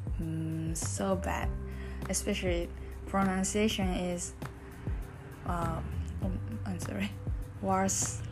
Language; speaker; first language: English; non-native, learner; Japanese